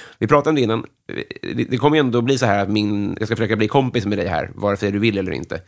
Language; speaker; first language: Swedish; native; Swedish